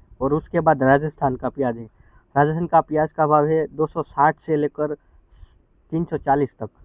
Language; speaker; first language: Hindi; non-native, local second language; Gujarati